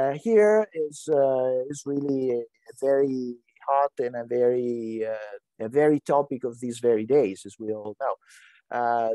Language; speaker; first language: English; non-native, fluent; Italian